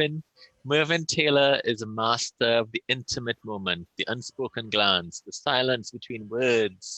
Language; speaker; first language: English; native; English